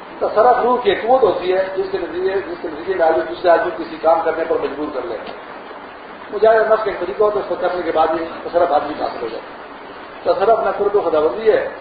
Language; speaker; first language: Urdu; non-native, local second language; Pashto